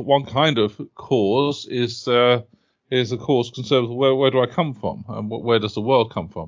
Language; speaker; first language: English; native; English